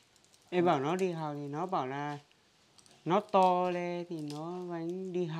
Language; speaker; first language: Vietnamese; non-native, local second language; Hmong